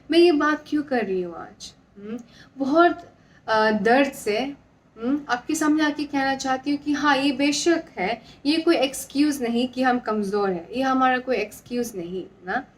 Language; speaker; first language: Hindi; non-native, local second language; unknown